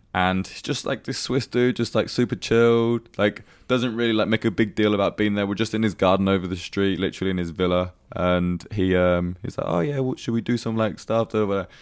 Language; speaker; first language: English; native; English